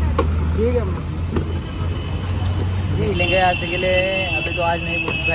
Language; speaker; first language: Hindi; non-native, local second language; Marathi